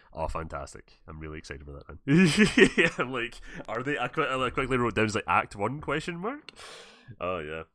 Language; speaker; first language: English; native; English